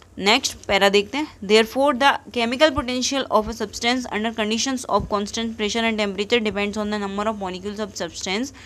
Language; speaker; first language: Hindi; native; Hindi